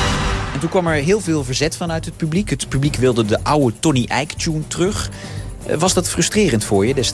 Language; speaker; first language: Dutch; native; Dutch